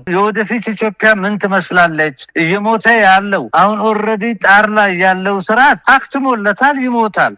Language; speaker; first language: Amharic; non-native, local second language; Oromo